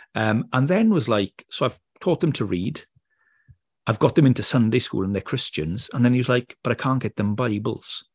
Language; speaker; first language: English; native; English